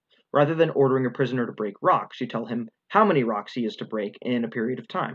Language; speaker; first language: English; native; English